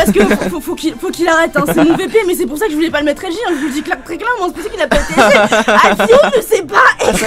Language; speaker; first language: French; native; French